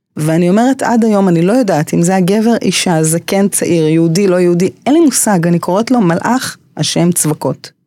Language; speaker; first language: Hebrew; early bilingual, other home language; English